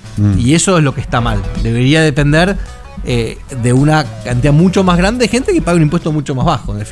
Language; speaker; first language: Spanish; native; Spanish